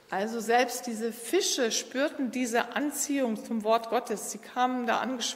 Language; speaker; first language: German; native; German